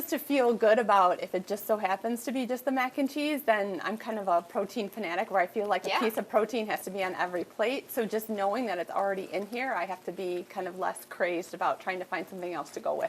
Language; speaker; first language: English; native; English